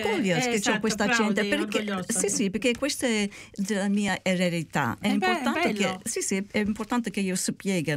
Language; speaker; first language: Italian; early bilingual, heritage; Italian